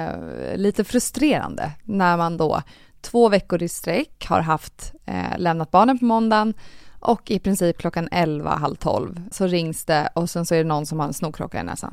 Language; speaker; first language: Swedish; native; Swedish